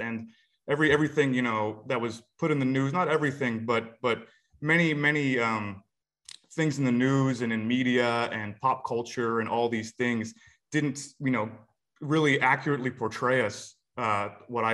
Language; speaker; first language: English; native; English